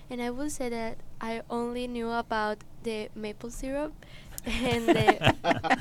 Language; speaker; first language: English; non-native, learner; Spanish